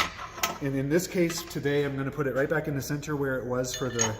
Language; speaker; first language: English; native; English